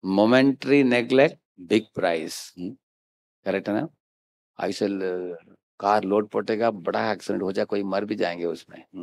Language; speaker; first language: Hindi; native; Hindi